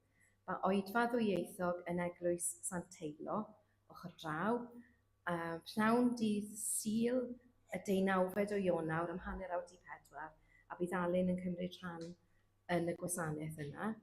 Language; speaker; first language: Welsh; native; Welsh